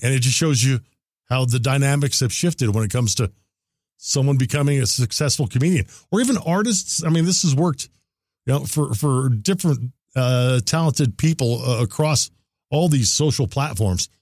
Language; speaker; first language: English; native; English